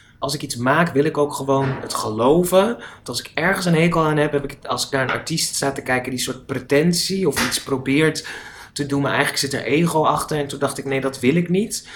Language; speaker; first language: Dutch; native; Dutch